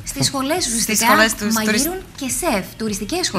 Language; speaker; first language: Greek; native; Greek